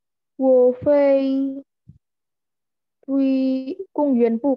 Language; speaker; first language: Chinese; non-native, learner; Indonesian